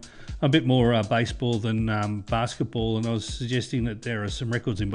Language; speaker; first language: English; native; English